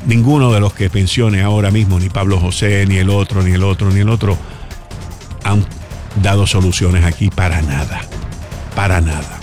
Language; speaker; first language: Spanish; native; Spanish